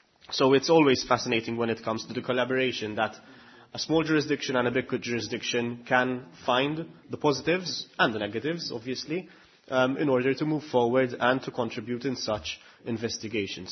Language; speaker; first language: English; non-native, local second language; Maltese